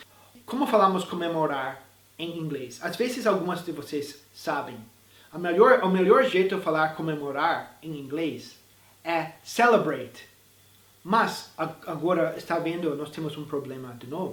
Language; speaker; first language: Portuguese; non-native, fluent; English